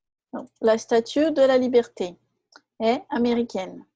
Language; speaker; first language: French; non-native, fluent; Portuguese